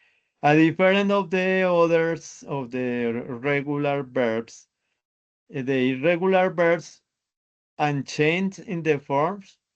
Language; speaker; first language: English; non-native, learner; Spanish